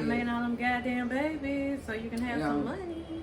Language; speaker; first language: English; native; English